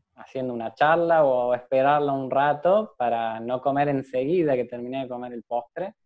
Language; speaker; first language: Spanish; native; Spanish